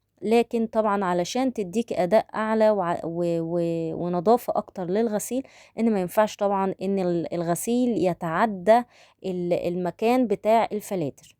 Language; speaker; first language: Arabic; native; Arabic